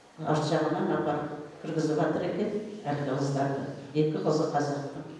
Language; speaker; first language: Kazakh; native; Kazakh